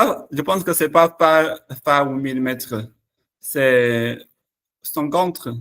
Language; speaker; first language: French; non-native, learner; Chinese